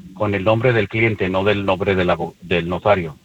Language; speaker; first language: Spanish; early bilingual, heritage; Spanish